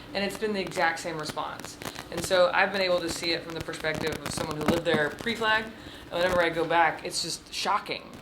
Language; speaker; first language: English; native; English